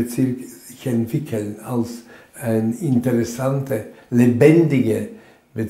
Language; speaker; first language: German; non-native, fluent; Latvian